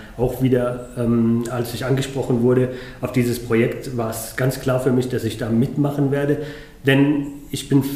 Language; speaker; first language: German; non-native, fluent; Arabic